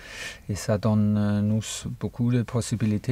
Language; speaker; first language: French; non-native, fluent; German